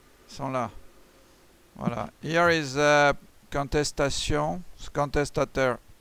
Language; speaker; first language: French; native; French